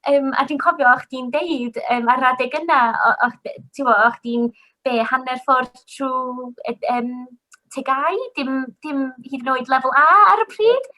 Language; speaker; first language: Welsh; non-native, local second language; English